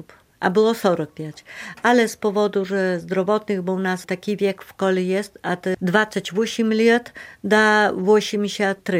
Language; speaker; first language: Polish; non-native, local second language; Belarusian